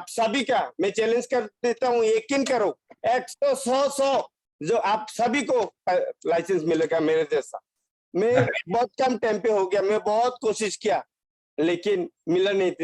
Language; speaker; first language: Hindi; non-native, fluent; Bangla